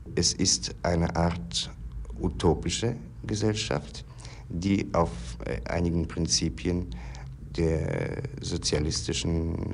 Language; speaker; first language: German; non-native, fluent; Polish